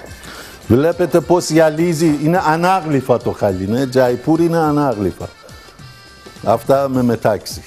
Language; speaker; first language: Greek; non-native, fluent; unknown